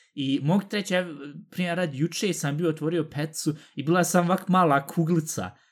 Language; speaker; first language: Bosnian; native; Bosnian